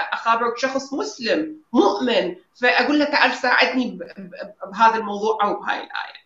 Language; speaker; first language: Arabic; native; Arabic